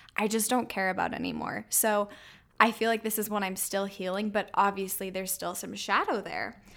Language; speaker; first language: English; native; English